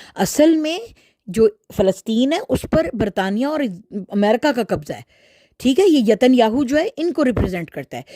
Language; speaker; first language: Urdu; early bilingual, heritage; Urdu